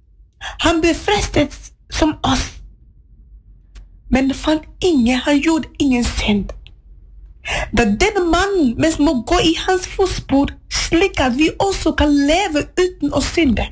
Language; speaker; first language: Norwegian; non-native, fluent; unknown